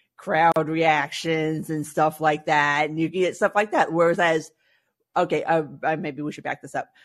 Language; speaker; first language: English; native; English